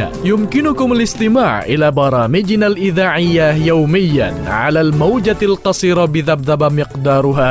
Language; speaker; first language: Arabic; non-native, fluent; Indonesian